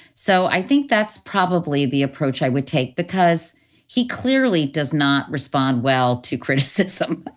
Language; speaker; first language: English; native; English